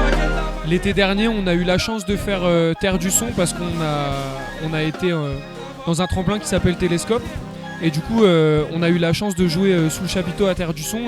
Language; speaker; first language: French; native; French